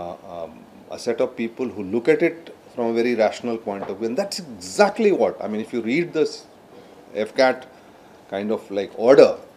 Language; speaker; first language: English; non-native, local second language; Hindi